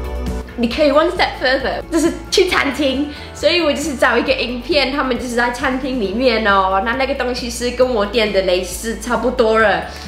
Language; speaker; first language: Chinese; non-native, fluent; English